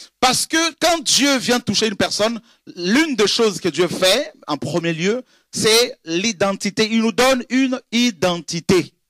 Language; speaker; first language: French; non-native, local second language; Lingala